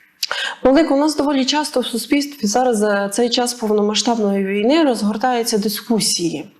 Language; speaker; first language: Ukrainian; native; Ukrainian